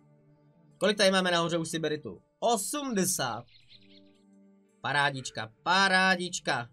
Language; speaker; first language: Czech; native; Czech